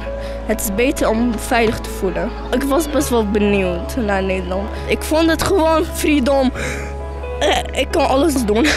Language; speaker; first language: Dutch; early bilingual, other home language; Arabic